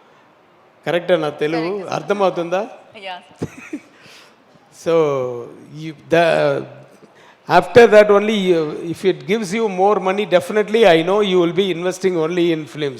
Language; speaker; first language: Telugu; non-native, learner; Tamil